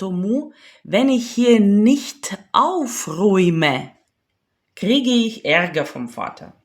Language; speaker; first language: German; non-native, fluent; Ukrainian